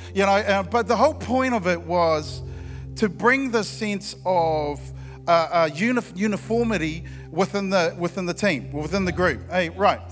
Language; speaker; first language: English; native; English